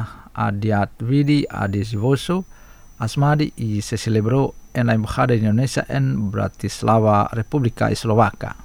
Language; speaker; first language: Spanish; non-native, fluent; Indonesian